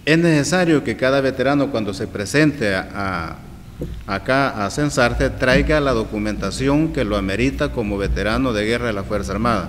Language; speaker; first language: Spanish; native; Spanish